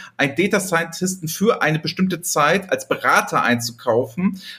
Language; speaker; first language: German; native; German